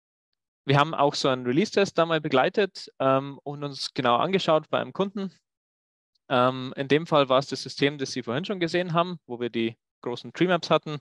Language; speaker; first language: German; native; German